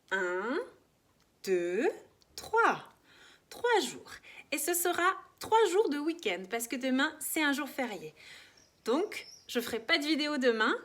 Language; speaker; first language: French; native; French